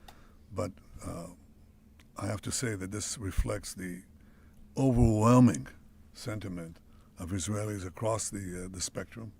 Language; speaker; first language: English; non-native, fluent; Hebrew